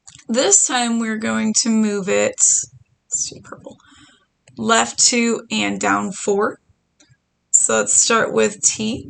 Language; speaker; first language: English; native; English